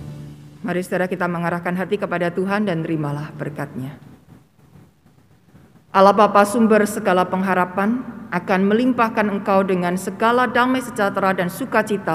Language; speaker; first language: Indonesian; native; Indonesian